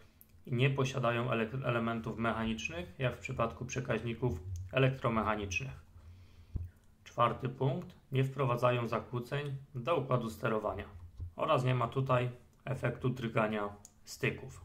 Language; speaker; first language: Polish; native; Polish